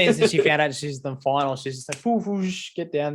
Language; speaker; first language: English; native; English